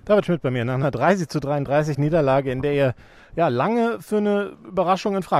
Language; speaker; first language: German; native; German